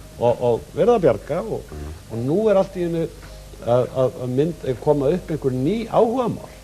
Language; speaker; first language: Icelandic; native; Icelandic